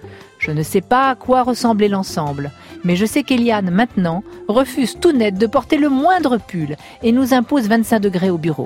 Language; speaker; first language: French; native; French